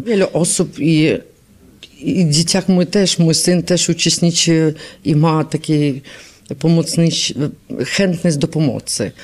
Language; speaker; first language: Polish; non-native, learner; Ukrainian